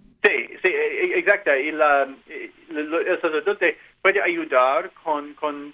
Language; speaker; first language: Spanish; non-native, learner; English